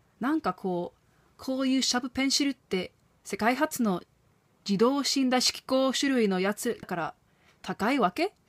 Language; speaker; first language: Japanese; non-native, fluent; English